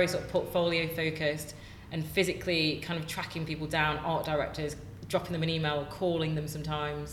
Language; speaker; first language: English; native; English